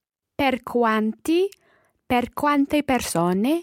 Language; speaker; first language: Italian; non-native, learner; English